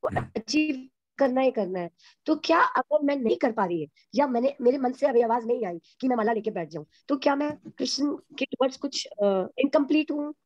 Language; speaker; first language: Hindi; native; Hindi